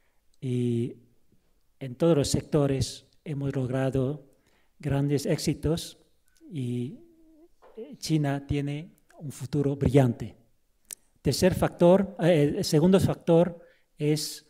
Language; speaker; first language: Spanish; non-native, fluent; Chinese